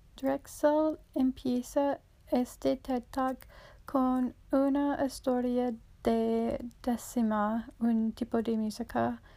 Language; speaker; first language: Spanish; non-native, learner; English